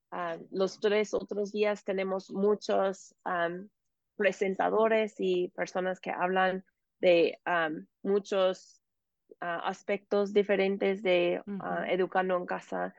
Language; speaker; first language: Spanish; non-native, fluent; English